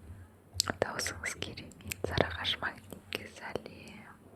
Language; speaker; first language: Kazakh; non-native, local second language; Russian